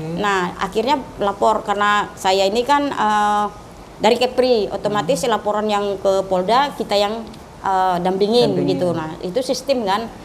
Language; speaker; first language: Indonesian; non-native, local second language; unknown